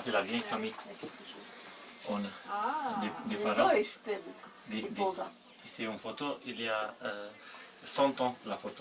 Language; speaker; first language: French; non-native, fluent; Romanian